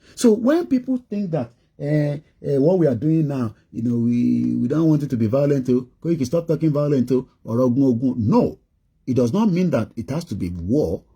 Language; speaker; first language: English; non-native, local second language; Yoruba